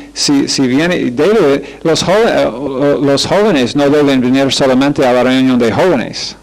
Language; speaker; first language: Spanish; non-native, fluent; English